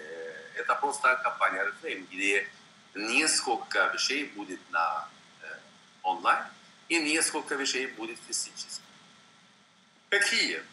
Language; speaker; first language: Russian; non-native, fluent; Swedish